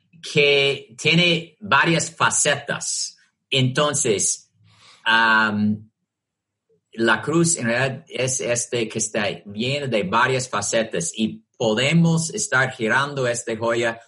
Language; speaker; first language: Spanish; non-native, fluent; English